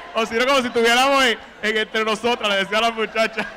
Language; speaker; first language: Spanish; native; Spanish